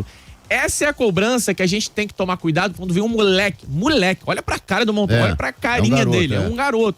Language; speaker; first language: Portuguese; native; Portuguese